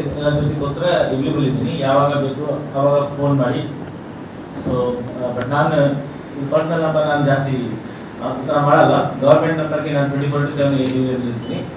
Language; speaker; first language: Kannada; non-native, learner; Hindi